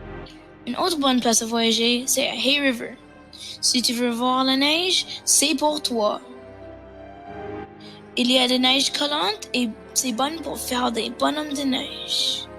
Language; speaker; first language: French; non-native, local second language; English